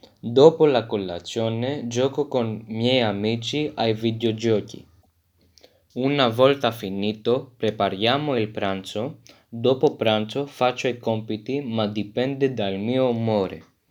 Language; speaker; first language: Italian; non-native, learner; French